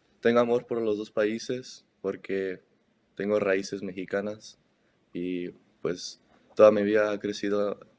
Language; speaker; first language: Spanish; early bilingual, heritage; Spanish